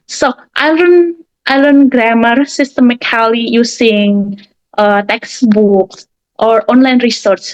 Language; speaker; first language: English; non-native, learner; Indonesian